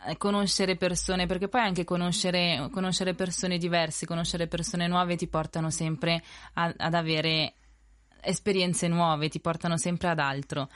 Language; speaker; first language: Italian; early bilingual, other home language; Spanish